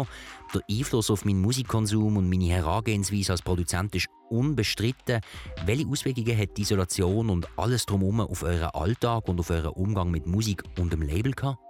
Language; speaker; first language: German; native; German